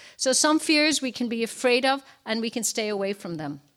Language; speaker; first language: English; native; English